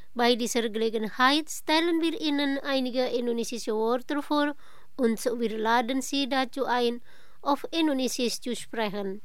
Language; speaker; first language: German; non-native, fluent; Indonesian